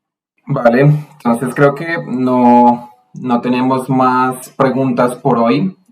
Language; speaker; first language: Spanish; native; Spanish